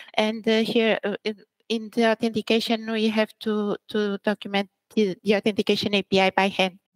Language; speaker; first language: English; early bilingual, other home language; Portuguese